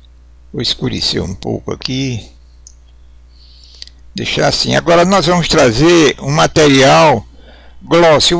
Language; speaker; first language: Portuguese; native; Portuguese